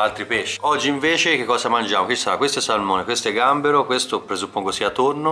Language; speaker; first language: Italian; native; Italian